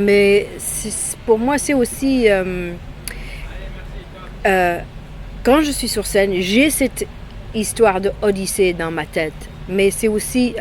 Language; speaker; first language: French; non-native, fluent; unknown